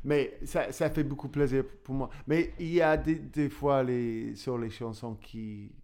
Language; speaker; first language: French; non-native, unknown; English